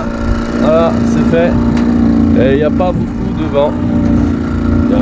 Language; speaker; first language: French; native; French